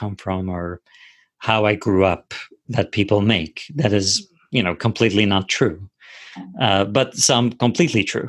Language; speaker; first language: English; non-native, fluent; Turkish